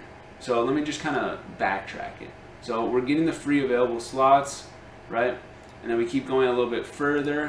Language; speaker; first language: English; native; English